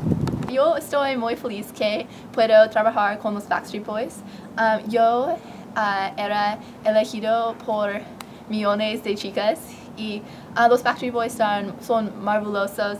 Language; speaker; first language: Spanish; non-native, learner; English